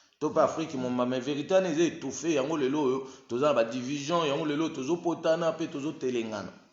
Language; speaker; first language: Lingala; non-native, local second language; Kongo